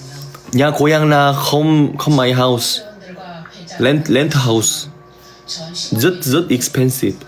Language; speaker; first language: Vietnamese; non-native, learner; Korean